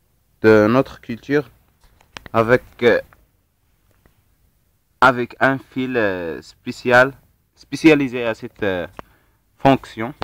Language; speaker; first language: French; non-native, local second language; Arabic